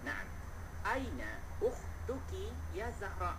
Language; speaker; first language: Arabic; non-native, fluent; Malay